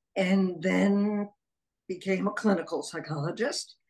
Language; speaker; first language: English; early bilingual, other home language; Hebrew